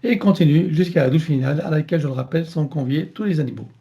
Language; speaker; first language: French; native; French